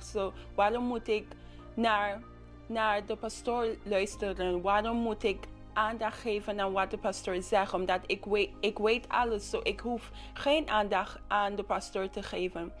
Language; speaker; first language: Dutch; non-native, local second language; English